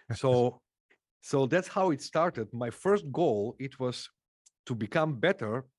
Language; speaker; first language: English; non-native, fluent; Macedonian